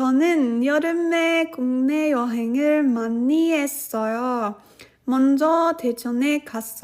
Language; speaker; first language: Korean; non-native, learner; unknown